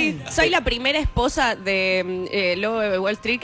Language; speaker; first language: Spanish; native; Spanish